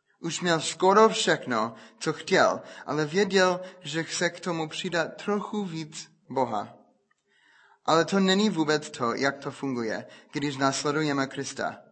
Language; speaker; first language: Czech; non-native, fluent; English